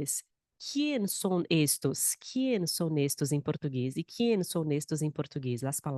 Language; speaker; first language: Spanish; non-native, fluent; Portuguese